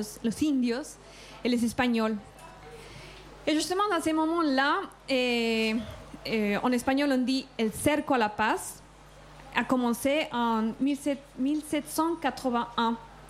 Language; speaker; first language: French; non-native, fluent; Spanish